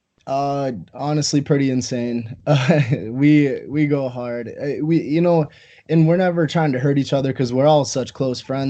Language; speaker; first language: English; native; English